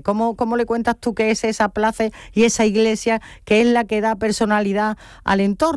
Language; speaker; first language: Spanish; native; Spanish